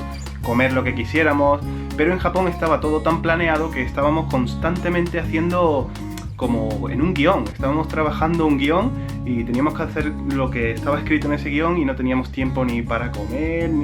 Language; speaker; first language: Spanish; native; Spanish